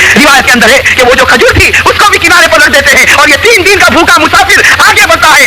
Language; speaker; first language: Urdu; native; Urdu